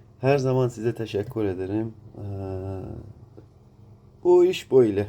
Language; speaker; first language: Turkish; non-native, learner; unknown